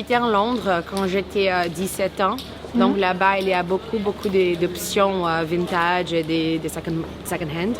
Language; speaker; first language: French; non-native, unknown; Portuguese